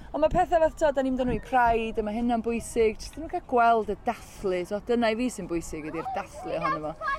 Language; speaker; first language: Welsh; native; Welsh